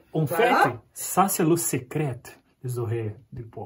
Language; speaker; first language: French; non-native, learner; Portuguese